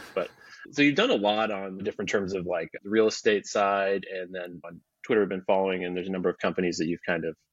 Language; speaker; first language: English; native; English